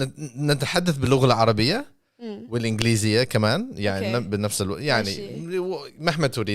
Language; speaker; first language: Arabic; non-native, fluent; English